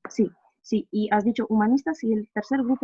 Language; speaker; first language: Spanish; non-native, fluent; Russian